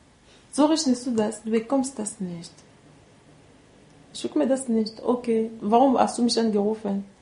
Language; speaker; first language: German; non-native, learner; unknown